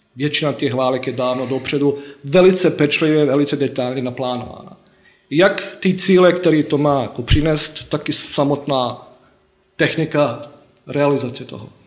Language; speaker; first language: Czech; non-native, fluent; Bosnian